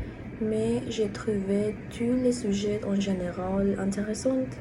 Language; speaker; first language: French; non-native, learner; Spanish